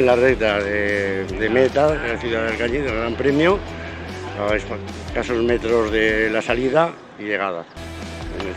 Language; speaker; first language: Spanish; native; Spanish